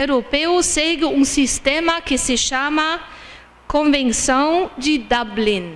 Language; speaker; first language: Portuguese; non-native, fluent; German